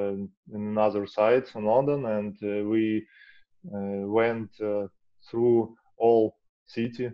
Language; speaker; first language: English; non-native, learner; Russian